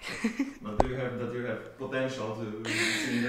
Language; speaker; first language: English; non-native, fluent; Polish